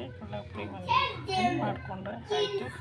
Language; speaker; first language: Kannada; native; Kannada